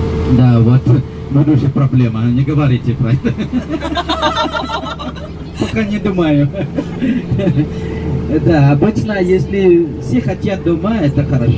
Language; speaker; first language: Russian; non-native, learner; Balinese